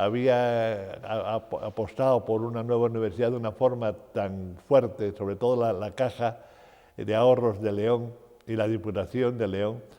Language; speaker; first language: Spanish; native; Spanish